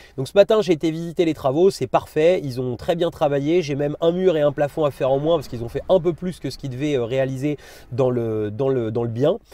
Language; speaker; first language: French; native; French